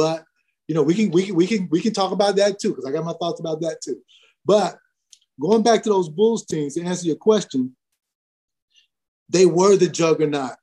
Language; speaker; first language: English; native; English